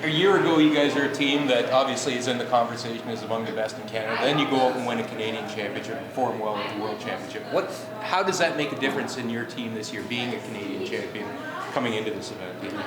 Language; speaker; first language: English; native; English